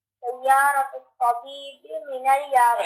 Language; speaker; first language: Arabic; non-native, learner; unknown